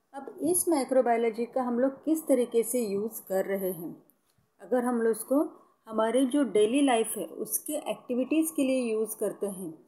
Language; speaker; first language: Hindi; non-native, local second language; Marathi